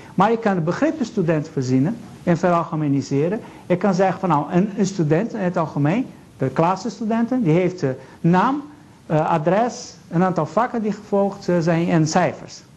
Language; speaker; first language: Dutch; non-native, fluent; Portuguese